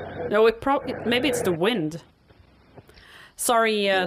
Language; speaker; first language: English; non-native, fluent; Norwegian